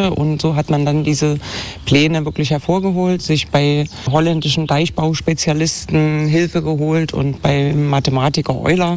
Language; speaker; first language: German; native; German